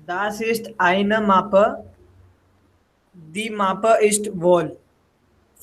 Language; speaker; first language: German; non-native, learner; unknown